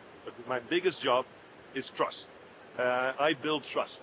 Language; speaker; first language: English; non-native, fluent; Dutch